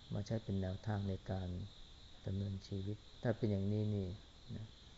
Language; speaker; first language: Thai; native; Thai